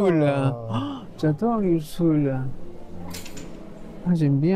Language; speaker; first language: French; non-native, fluent; Spanish